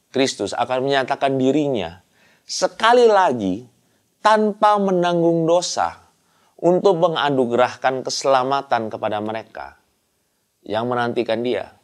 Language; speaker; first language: Indonesian; native; Indonesian